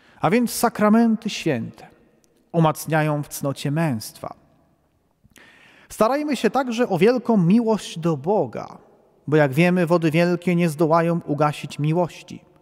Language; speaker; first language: Polish; native; Polish